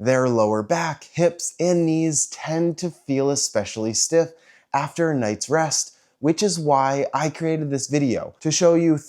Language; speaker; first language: English; native; English